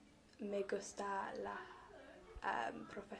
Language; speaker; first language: Spanish; non-native, learner; English